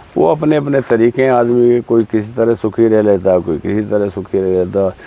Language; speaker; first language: Hindi; native; Hindi